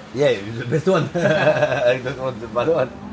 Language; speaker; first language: English; non-native, learner; French